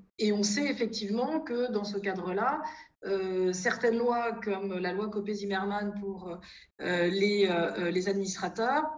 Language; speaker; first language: French; native; French